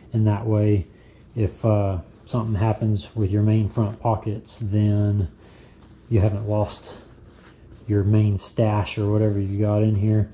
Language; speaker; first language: English; native; English